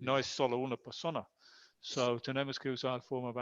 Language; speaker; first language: Spanish; non-native, fluent; English